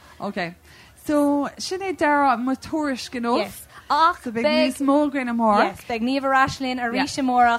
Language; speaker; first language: Irish; non-native, local second language; English